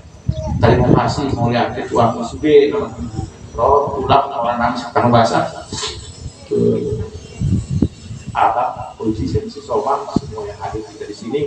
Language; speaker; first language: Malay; non-native, local second language; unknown